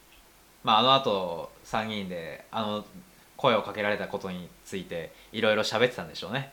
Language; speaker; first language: Japanese; native; Japanese